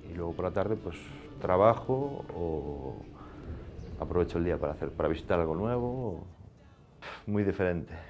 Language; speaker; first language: Spanish; native; Spanish